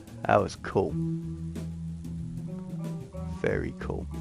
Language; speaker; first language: English; native; English